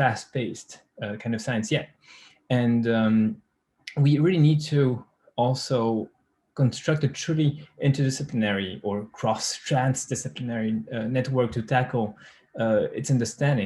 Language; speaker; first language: English; non-native, fluent; French